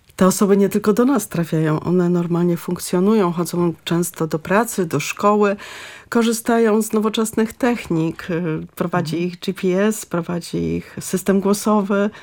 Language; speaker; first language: Polish; native; Polish